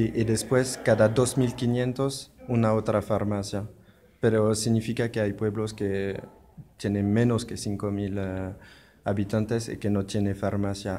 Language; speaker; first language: Spanish; non-native, learner; French